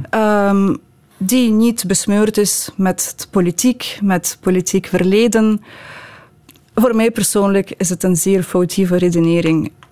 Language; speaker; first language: Dutch; non-native, fluent; Ukrainian